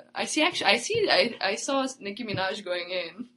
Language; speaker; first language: English; early bilingual, other home language; Italian